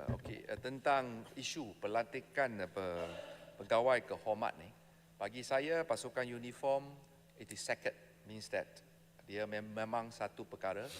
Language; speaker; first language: Malay; non-native, local second language; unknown